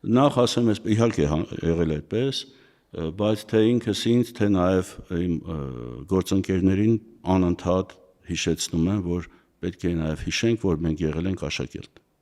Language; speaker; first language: Armenian; native; Armenian